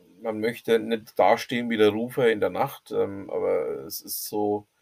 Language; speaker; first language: German; native; German